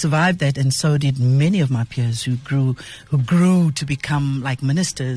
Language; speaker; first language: English; native; English